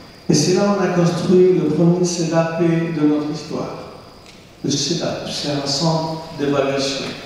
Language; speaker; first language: French; non-native, fluent; Spanish